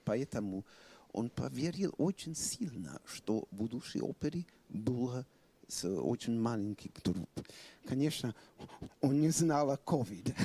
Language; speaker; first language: Russian; non-native, fluent; English